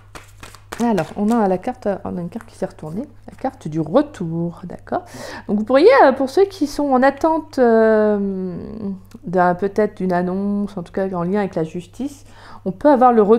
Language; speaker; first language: French; native; French